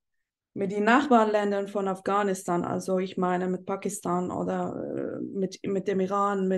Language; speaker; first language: German; non-native, fluent; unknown